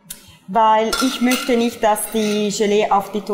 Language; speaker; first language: German; non-native, fluent; Italian